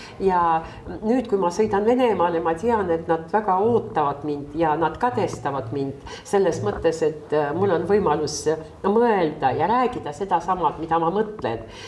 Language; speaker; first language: Estonian; non-native, local second language; Russian